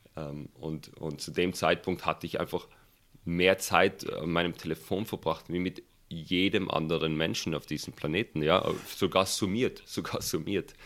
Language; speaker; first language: German; early bilingual, other home language; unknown